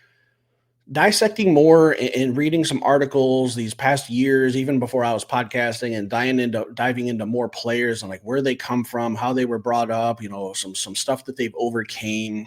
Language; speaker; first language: English; native; English